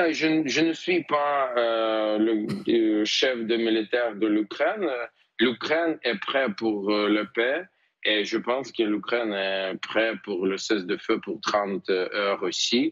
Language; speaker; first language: French; non-native, learner; Ukrainian